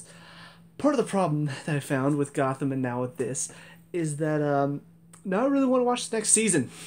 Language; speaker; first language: English; native; English